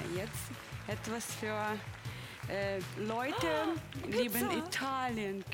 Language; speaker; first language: German; non-native, fluent; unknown